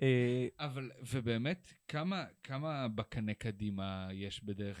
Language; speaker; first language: Hebrew; native; Hebrew